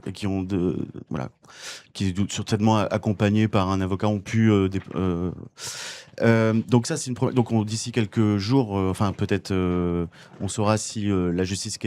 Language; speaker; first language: French; native; French